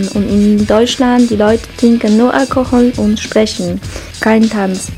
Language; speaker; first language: German; non-native, learner; Polish